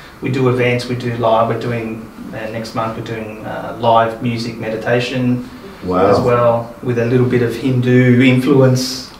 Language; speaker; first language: English; early bilingual, other home language; Spanish